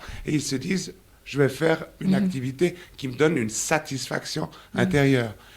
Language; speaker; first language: French; native; French